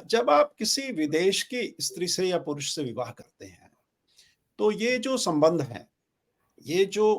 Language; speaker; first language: Hindi; native; Hindi